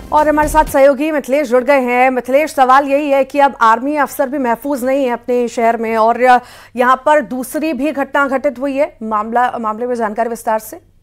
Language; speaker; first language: Hindi; native; Hindi